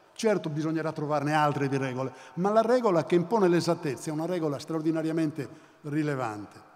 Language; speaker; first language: Italian; native; Italian